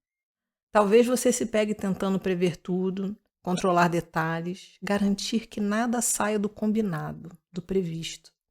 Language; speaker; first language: Portuguese; native; Portuguese